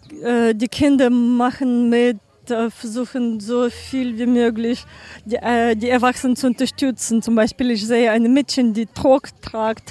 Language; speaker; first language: German; non-native, learner; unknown